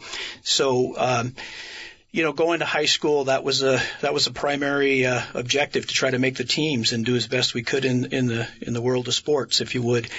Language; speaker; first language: English; native; English